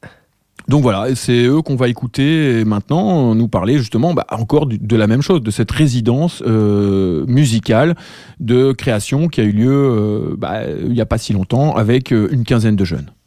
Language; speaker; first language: French; native; French